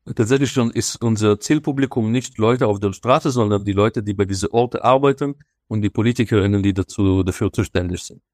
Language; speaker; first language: German; non-native, fluent; Hebrew